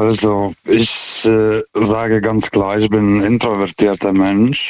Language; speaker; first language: German; non-native, fluent; Lithuanian